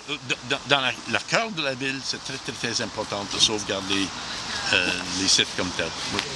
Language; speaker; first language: French; non-native, local second language; English